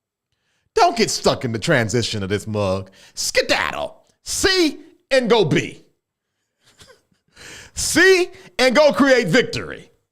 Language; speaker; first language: English; native; English